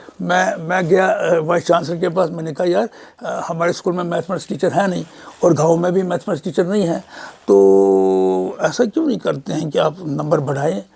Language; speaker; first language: Urdu; non-native, local second language; Kashmiri